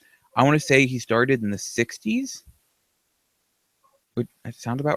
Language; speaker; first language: English; native; English